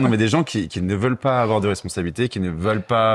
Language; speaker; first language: French; native; French